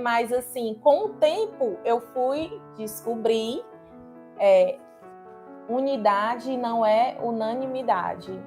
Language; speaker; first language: Portuguese; native; Portuguese